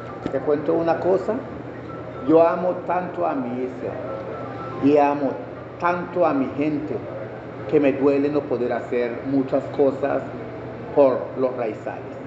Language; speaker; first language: Spanish; non-native, local second language; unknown